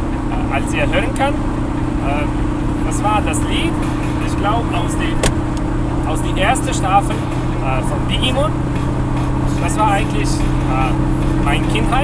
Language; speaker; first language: German; non-native, fluent; Bosnian